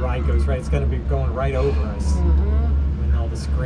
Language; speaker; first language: English; native; English